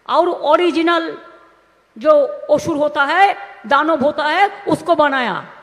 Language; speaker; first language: Hindi; non-native, local second language; Bangla